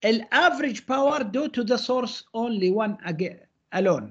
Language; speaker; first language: English; non-native, fluent; Arabic